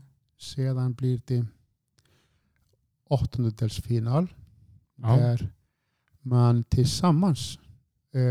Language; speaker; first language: Swedish; non-native, fluent; Icelandic